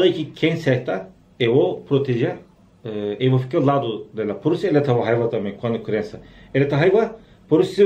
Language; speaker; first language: Portuguese; non-native, learner; Turkish